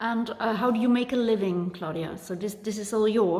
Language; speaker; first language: English; non-native, fluent; Dutch